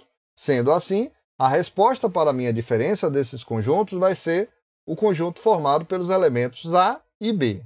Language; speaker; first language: Portuguese; native; Portuguese